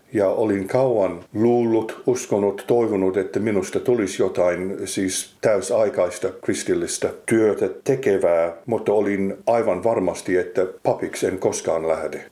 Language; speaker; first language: Finnish; non-native, fluent; English